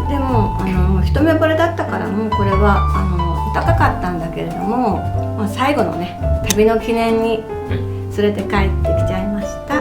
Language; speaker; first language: Japanese; native; Japanese